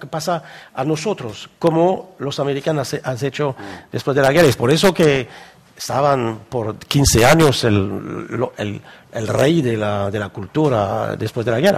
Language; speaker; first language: Spanish; non-native, fluent; French